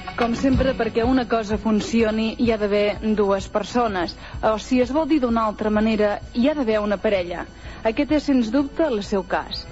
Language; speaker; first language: Catalan; native; Catalan